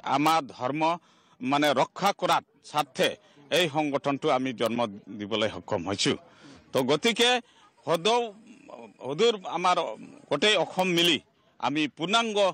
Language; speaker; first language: Assamese; non-native, local second language; Santali